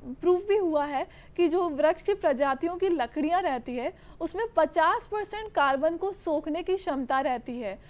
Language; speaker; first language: Hindi; native; Hindi